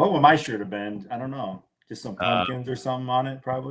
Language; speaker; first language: English; native; English